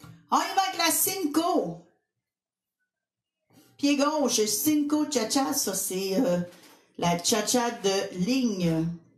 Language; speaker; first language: French; native; French